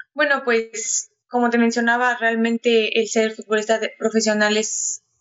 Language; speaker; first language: Spanish; native; Spanish